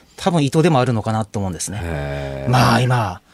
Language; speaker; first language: Japanese; native; Japanese